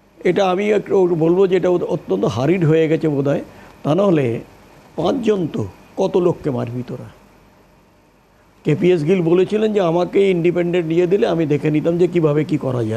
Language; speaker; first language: Bangla; native; Bangla